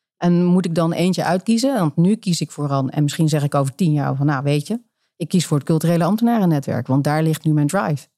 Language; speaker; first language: Dutch; native; Dutch